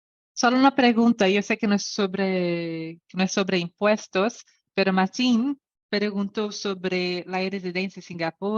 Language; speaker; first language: Spanish; non-native, learner; Portuguese